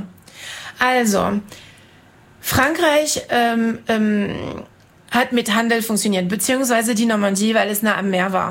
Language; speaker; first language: German; non-native, fluent; French